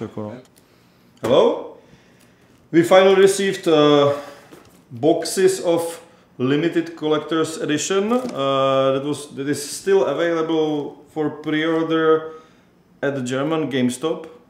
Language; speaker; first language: English; non-native, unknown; Czech